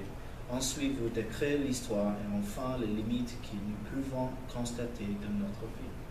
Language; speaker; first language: French; non-native, learner; English